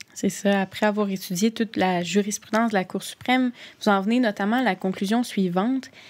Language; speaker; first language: French; native; French